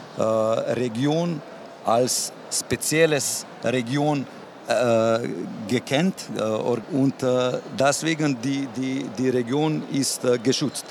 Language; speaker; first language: German; non-native, learner; Slovenian